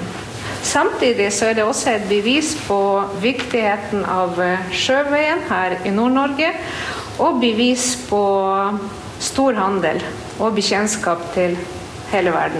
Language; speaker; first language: Norwegian; non-native, fluent; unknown